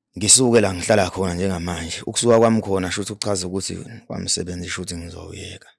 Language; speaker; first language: Zulu; native; Zulu